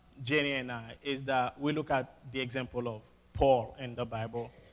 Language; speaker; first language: English; non-native, fluent; Haitian Creole